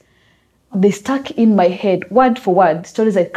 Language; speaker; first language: English; non-native, local second language; Kamba